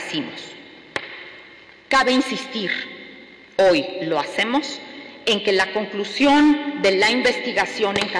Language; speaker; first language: Spanish; native; Spanish